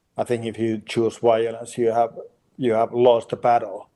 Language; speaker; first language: English; non-native, fluent; Finnish